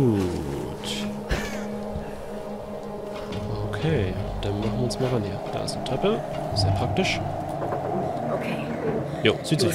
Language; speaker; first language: German; native; German